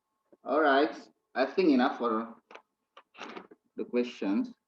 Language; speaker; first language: English; non-native, learner; Indonesian